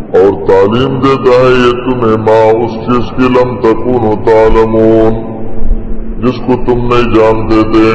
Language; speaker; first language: Urdu; non-native, local second language; Pashto